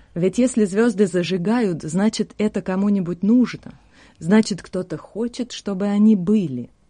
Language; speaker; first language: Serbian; non-native, fluent; Russian